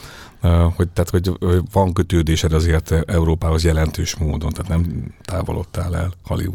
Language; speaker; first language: Hungarian; native; Hungarian